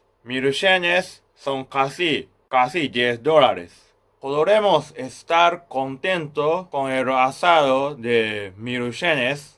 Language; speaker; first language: Spanish; non-native, fluent; Japanese